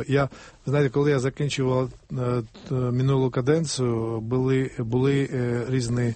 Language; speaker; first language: Ukrainian; non-native, fluent; Georgian